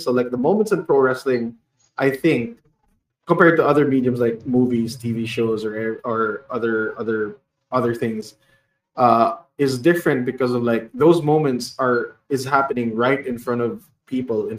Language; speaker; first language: English; non-native, local second language; Hiligaynon